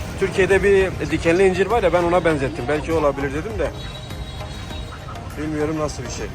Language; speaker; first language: Turkish; native; Turkish